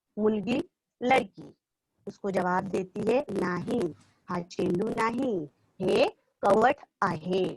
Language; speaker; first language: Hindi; non-native, local second language; Urdu